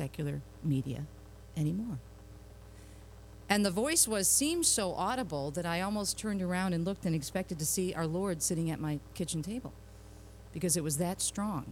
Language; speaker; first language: English; native; English